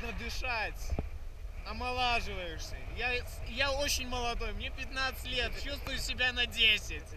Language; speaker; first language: Russian; native; Russian